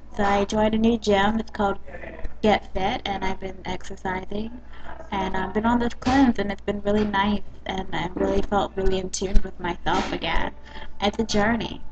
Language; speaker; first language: English; native; English